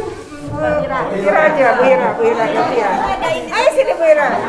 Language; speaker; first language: Indonesian; native; Indonesian